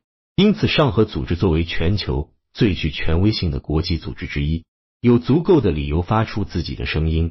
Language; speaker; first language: Chinese; native; Chinese